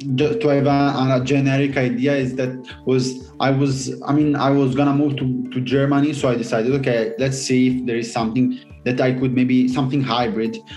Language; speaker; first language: English; non-native, fluent; Italian